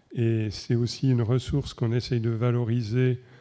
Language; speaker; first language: French; native; French